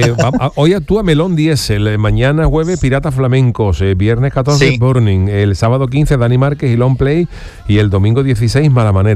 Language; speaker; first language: Spanish; native; Spanish